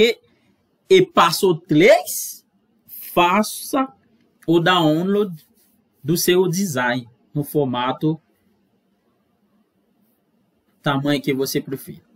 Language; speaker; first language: Portuguese; non-native, fluent; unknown